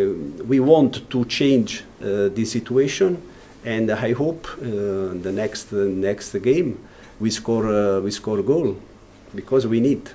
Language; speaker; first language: English; non-native, learner; Italian